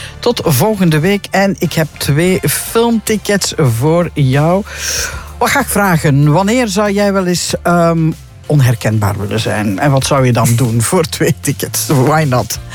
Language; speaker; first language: Dutch; native; Dutch